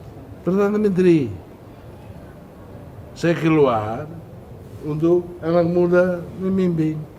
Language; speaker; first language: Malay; non-native, fluent; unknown